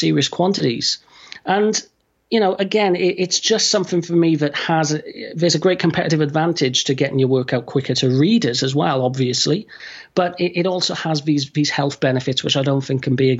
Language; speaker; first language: English; native; English